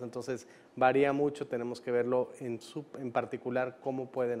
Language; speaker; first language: Spanish; native; Spanish